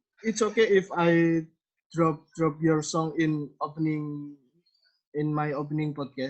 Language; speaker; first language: English; non-native, learner; Indonesian